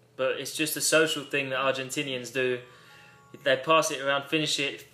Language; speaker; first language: English; native; English